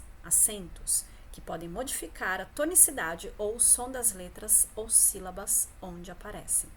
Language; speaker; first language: Portuguese; native; Portuguese